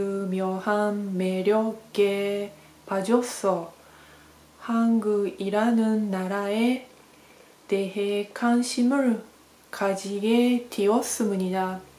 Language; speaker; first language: Korean; non-native, learner; Japanese